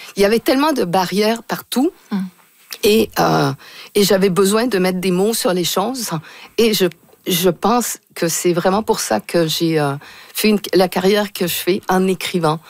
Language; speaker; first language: French; native; French